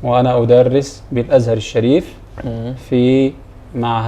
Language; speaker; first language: Arabic; native; Arabic